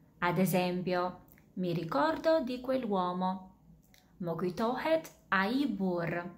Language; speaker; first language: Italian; non-native, fluent; Albanian